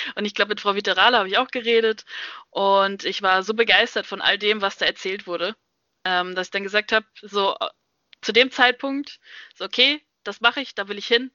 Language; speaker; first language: German; native; German